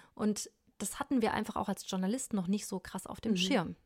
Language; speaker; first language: German; native; German